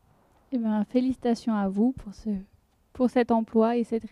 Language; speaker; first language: French; native; French